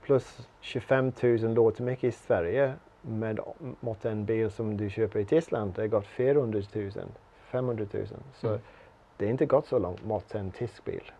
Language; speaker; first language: Swedish; non-native, learner; English